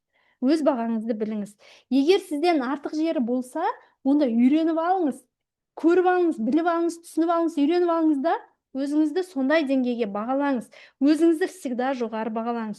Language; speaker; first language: Kazakh; native; Kazakh